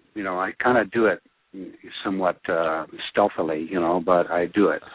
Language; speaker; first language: English; early bilingual, other home language; French